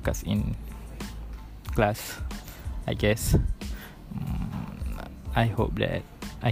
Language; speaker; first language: English; non-native, local second language; Malay